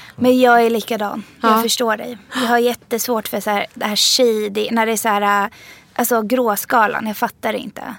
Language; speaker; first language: Swedish; early bilingual, other home language; Persian